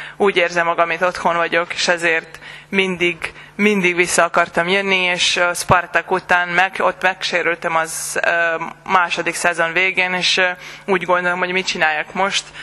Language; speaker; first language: Hungarian; non-native, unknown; Serbian